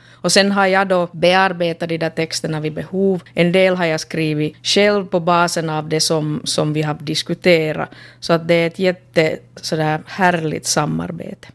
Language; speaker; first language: Swedish; native; Swedish